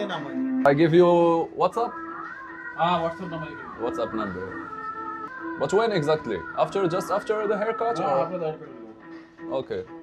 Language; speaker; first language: English; non-native, learner; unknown